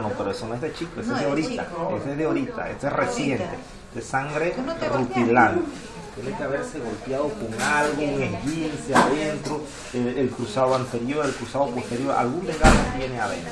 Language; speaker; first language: Spanish; native; Spanish